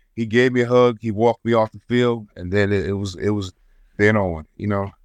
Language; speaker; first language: English; native; English